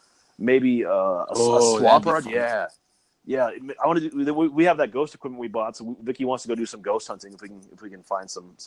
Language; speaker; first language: English; native; English